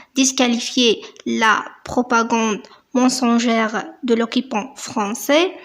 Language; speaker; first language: French; non-native, local second language; Arabic